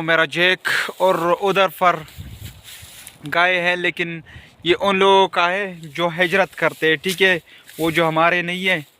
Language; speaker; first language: Hindi; non-native, local second language; Pashto